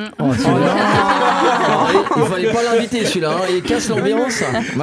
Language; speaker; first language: French; native; French